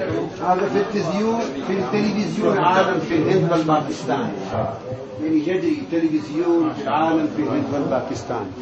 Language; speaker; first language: Arabic; non-native, learner; Urdu